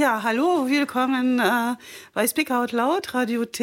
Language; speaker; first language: German; non-native, fluent; French